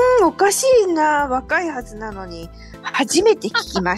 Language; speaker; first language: Japanese; native; Japanese